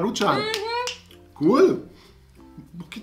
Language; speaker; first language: Spanish; non-native, learner; German